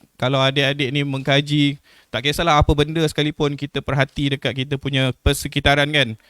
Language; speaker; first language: Malay; native; Malay